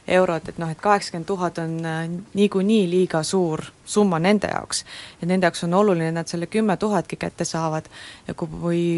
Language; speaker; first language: Estonian; non-native, local second language; Russian